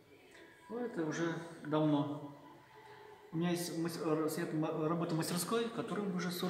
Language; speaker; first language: Russian; native; Russian